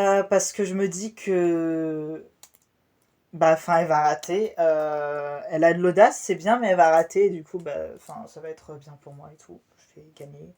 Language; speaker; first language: French; native; French